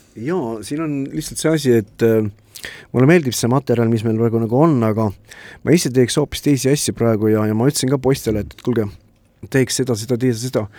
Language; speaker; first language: Estonian; native; Estonian